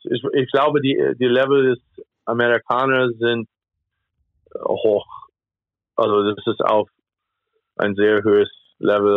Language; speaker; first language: German; non-native, fluent; English